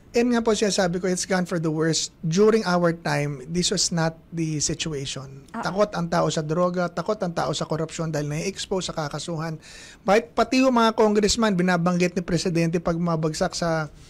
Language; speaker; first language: Filipino; native; Filipino